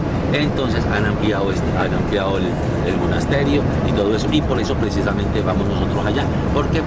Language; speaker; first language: Spanish; native; Spanish